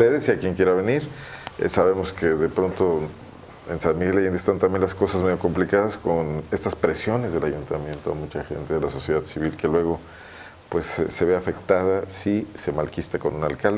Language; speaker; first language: Spanish; native; Spanish